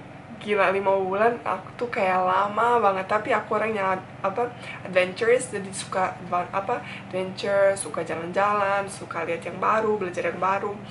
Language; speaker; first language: Indonesian; non-native, fluent; Bosnian